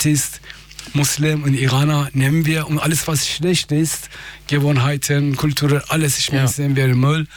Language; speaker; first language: German; non-native, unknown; Persian